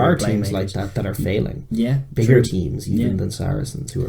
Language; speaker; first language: English; native; English